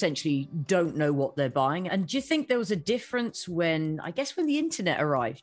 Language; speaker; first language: English; native; English